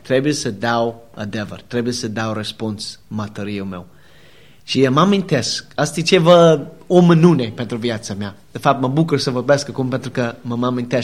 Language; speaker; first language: Romanian; non-native, learner; English